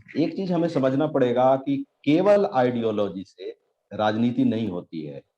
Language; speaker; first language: Hindi; native; Hindi